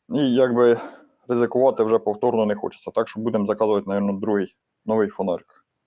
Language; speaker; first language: Ukrainian; native; Ukrainian